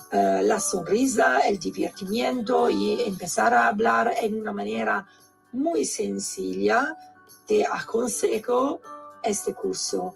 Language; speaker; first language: Spanish; non-native, learner; Italian